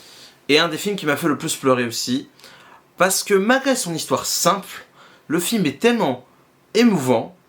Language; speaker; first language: French; native; French